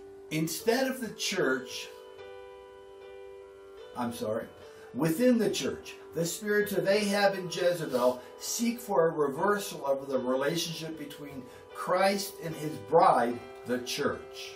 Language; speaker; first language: English; native; English